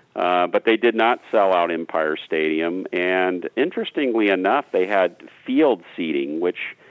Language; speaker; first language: English; native; English